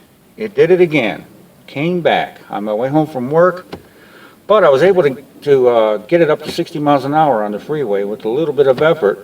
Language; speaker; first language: English; native; English